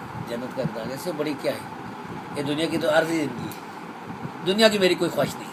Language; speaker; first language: Urdu; non-native, local second language; Pashto